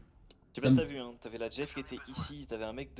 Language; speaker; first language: French; native; French